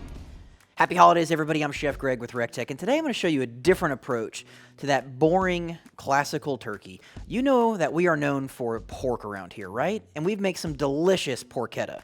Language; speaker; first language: English; native; English